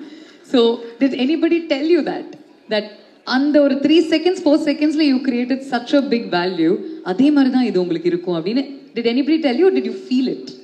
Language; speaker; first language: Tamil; native; Tamil